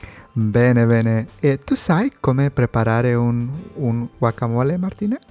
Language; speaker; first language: Italian; non-native, learner; Spanish